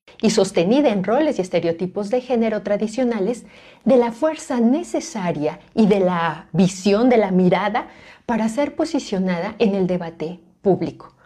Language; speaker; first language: Spanish; native; Spanish